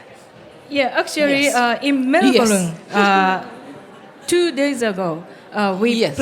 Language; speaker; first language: English; non-native, learner; Japanese